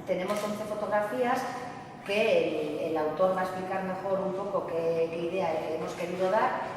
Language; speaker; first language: Spanish; non-native, local second language; Basque